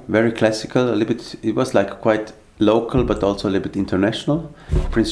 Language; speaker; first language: English; non-native, fluent; Swiss German